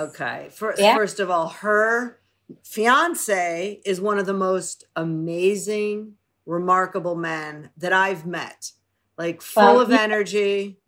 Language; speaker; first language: English; native; English